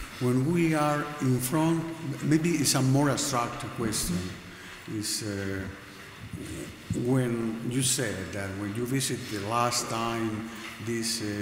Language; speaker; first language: English; non-native, learner; Spanish